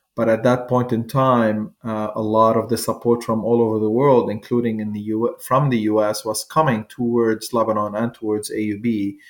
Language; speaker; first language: English; non-native, fluent; Arabic